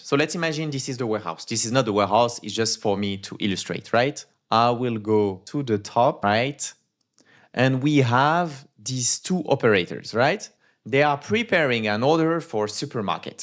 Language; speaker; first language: English; non-native, fluent; French